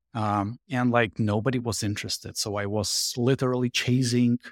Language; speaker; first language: English; non-native, fluent; Russian